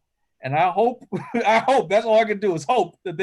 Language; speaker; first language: English; native; English